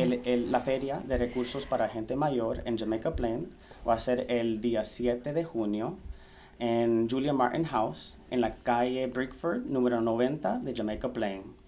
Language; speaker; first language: Spanish; early bilingual, heritage; Spanish